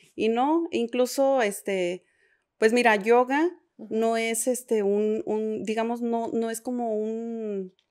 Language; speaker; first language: Spanish; native; Spanish